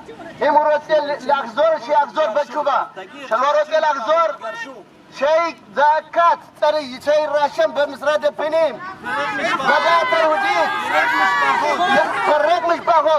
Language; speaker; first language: Hebrew; non-native, learner; Amharic